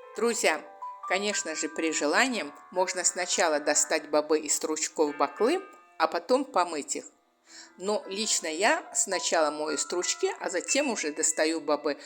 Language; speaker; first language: Russian; non-native, local second language; Azerbaijani